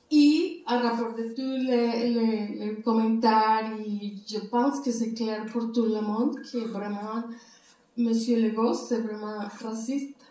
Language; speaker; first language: French; non-native, learner; Spanish